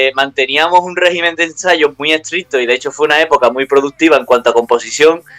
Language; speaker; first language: Spanish; native; Spanish